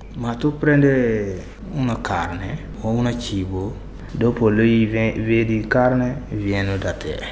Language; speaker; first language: Italian; non-native, fluent; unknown